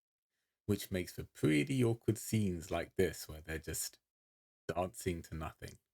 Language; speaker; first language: English; native; English